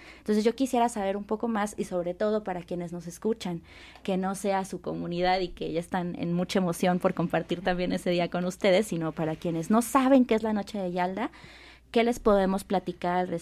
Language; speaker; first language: Spanish; native; Spanish